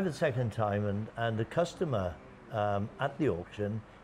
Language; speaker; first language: English; native; English